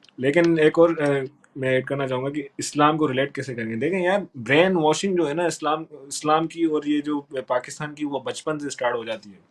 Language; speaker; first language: Urdu; non-native, local second language; Sindhi